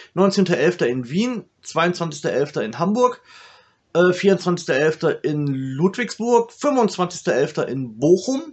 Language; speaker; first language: German; native; German